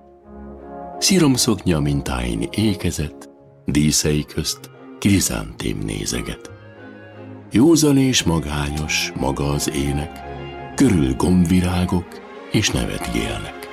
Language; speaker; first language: Hungarian; native; Hungarian